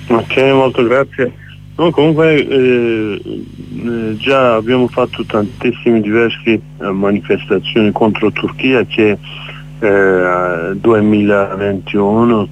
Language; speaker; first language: Italian; non-native, learner; Kurdish